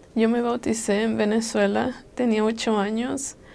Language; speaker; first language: Spanish; early bilingual, other home language; English